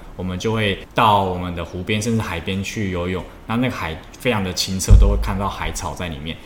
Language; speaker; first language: Chinese; native; Chinese